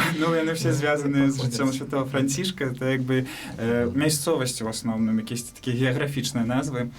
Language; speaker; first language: Belarusian; native; Belarusian